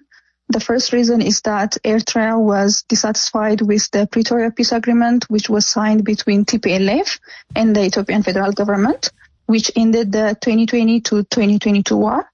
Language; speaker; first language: English; non-native, fluent; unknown